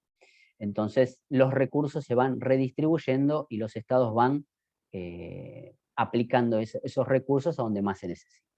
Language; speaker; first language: Spanish; native; Spanish